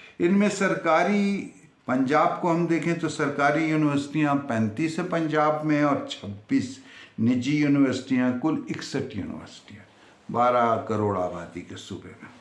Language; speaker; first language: Urdu; native; Urdu